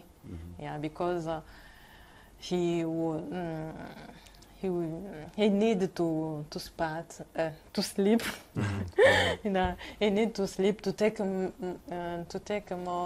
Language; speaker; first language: English; non-native, learner; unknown